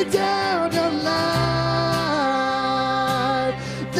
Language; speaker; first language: English; native; English